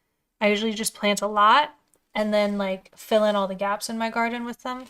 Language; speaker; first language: English; native; English